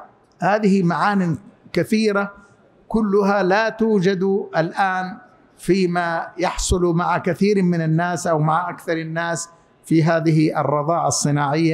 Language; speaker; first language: Arabic; native; Arabic